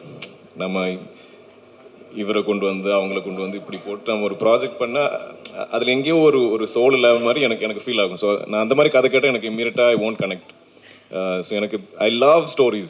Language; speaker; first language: Tamil; non-native, local second language; Malayalam